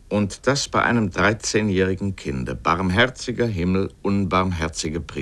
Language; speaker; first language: German; native; German